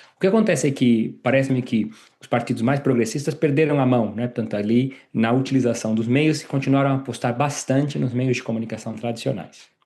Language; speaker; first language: Portuguese; native; Portuguese